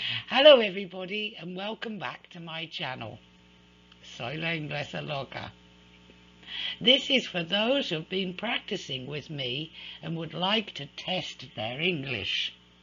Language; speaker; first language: English; native; English